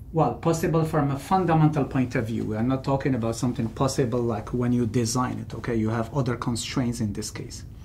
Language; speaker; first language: English; non-native, fluent; Arabic